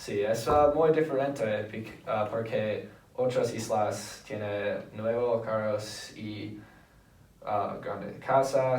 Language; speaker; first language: Spanish; non-native, learner; English